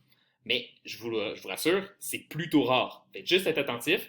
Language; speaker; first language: French; native; French